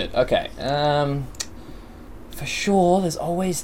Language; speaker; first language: English; native; English